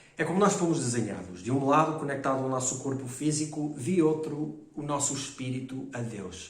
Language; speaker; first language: Portuguese; non-native, fluent; English